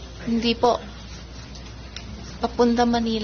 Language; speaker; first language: Filipino; non-native, learner; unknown